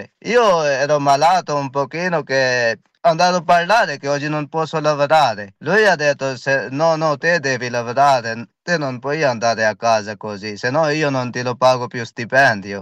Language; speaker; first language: Italian; non-native, learner; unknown